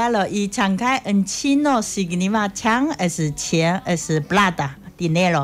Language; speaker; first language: Spanish; non-native, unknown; Chinese